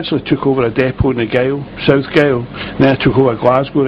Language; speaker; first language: English; native; English